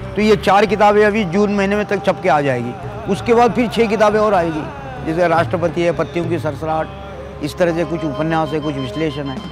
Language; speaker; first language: Hindi; non-native, local second language; Marathi